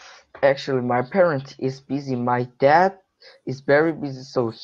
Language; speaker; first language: English; non-native, learner; Korean